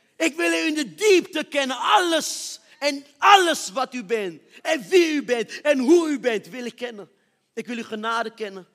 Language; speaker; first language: Dutch; early bilingual, other home language; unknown